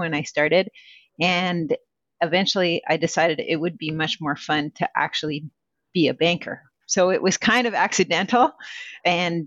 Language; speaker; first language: English; native; English